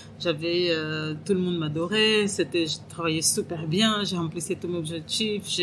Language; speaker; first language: French; non-native, fluent; Portuguese